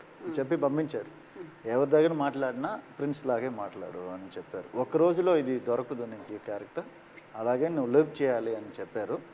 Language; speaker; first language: Telugu; early bilingual, heritage; Telugu